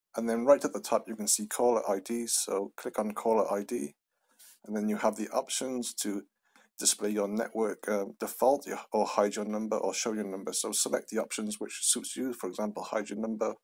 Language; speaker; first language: English; native; English